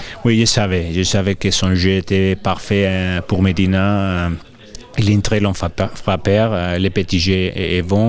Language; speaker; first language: French; non-native, fluent; Spanish